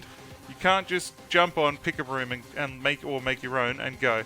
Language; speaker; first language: English; native; English